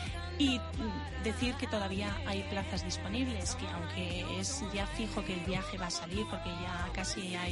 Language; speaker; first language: Spanish; native; Spanish